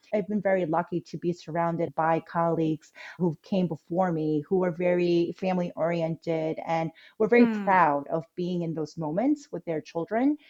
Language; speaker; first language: English; early bilingual, other home language; Korean